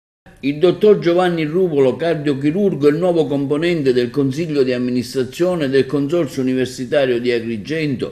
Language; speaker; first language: Italian; native; Italian